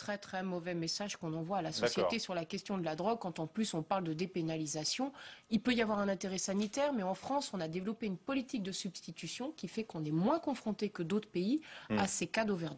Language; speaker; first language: French; native; French